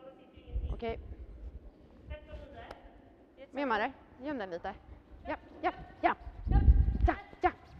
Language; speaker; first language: Swedish; native; Swedish